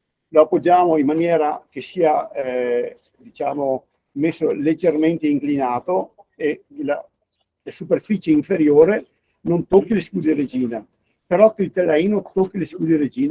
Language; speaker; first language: Italian; native; Italian